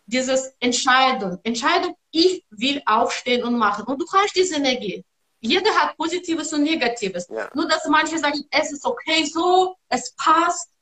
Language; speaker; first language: German; non-native, learner; Russian